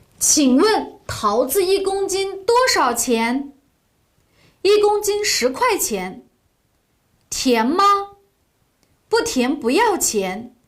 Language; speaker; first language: Chinese; non-native, local second language; Uyghur